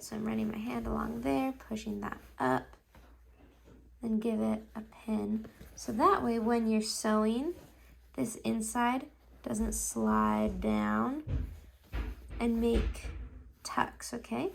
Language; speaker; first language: English; native; English